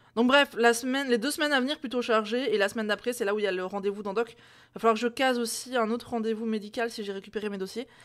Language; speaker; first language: French; native; French